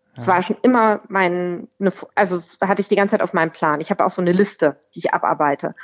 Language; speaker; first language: German; native; German